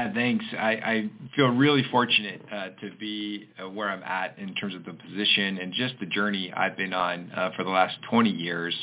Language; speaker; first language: English; native; English